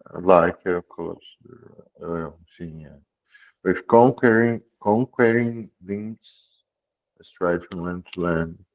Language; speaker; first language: English; non-native, learner; Portuguese